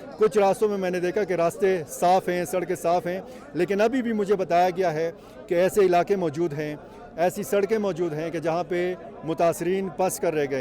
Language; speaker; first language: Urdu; non-native, local second language; Pashto